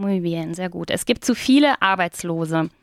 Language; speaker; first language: German; non-native, fluent; Spanish